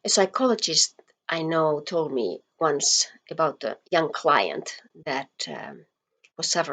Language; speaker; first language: English; non-native, fluent; Finnish